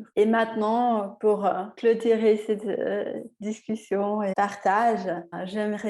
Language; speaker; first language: French; non-native, fluent; Portuguese